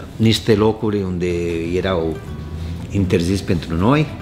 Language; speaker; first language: Romanian; non-native, fluent; Spanish